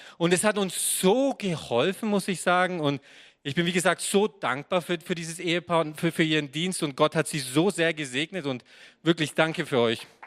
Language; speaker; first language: German; non-native, fluent; Serbian